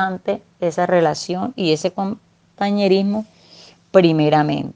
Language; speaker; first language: Spanish; native; Spanish